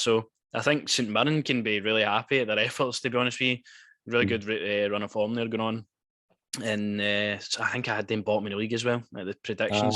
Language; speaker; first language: English; native; English